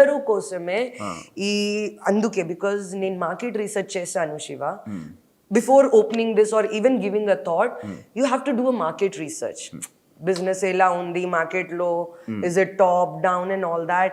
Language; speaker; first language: Telugu; non-native, local second language; Hindi